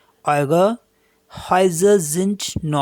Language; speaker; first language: German; non-native, fluent; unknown